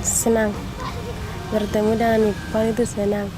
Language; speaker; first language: Indonesian; non-native, local second language; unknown